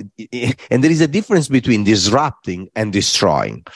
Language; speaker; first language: English; non-native, fluent; Italian